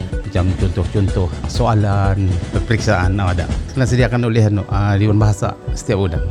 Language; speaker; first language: Malay; non-native, local second language; Iban